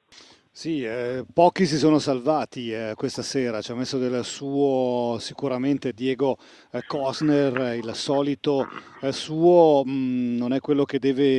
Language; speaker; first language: Italian; native; Italian